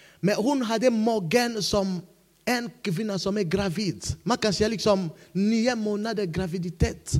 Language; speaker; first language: Swedish; non-native, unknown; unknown